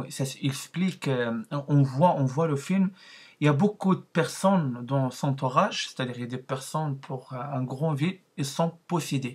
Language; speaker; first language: French; non-native, learner; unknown